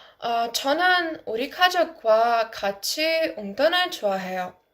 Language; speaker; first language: Korean; non-native, learner; Ukrainian